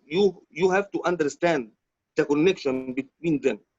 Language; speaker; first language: English; non-native, learner; Arabic